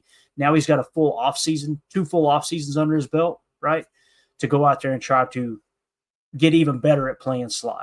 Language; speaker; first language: English; native; English